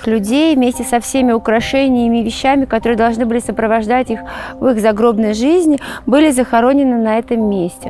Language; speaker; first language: Russian; native; Russian